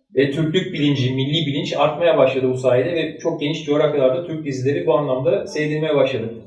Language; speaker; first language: Turkish; native; Turkish